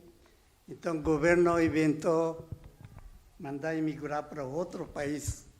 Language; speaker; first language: Portuguese; non-native, learner; Japanese